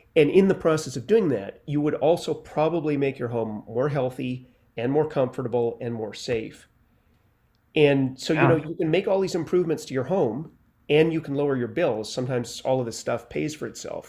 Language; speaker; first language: English; native; English